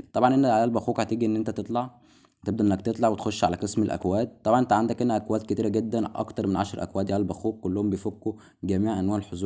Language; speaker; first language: Arabic; native; Arabic